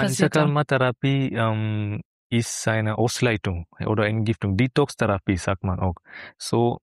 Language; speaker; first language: German; non-native, learner; Malayalam